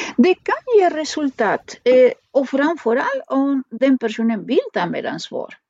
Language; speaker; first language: Swedish; non-native, fluent; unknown